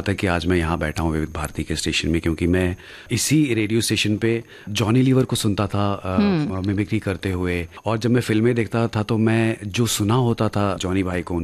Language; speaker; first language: Hindi; native; Hindi